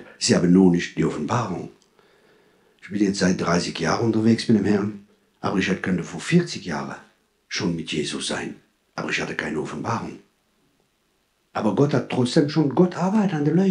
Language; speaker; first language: German; non-native, fluent; French